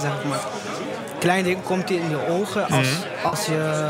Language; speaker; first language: Dutch; non-native, learner; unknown